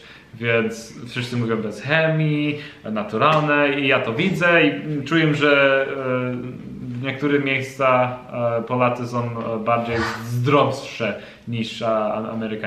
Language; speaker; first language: Polish; non-native, learner; English